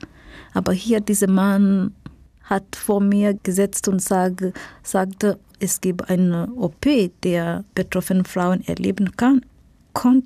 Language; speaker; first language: German; non-native, learner; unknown